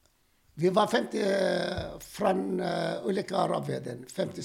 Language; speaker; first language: Swedish; non-native, fluent; Arabic